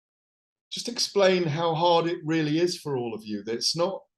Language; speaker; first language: English; native; English